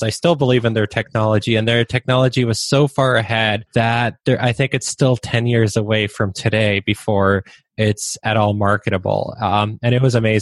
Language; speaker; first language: English; non-native, fluent; Polish